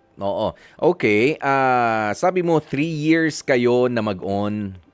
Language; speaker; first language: Filipino; native; Filipino